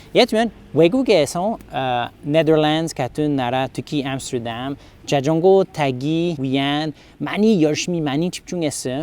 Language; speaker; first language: Korean; non-native, learner; English